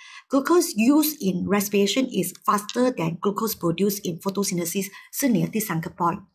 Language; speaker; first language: English; non-native, local second language; Chinese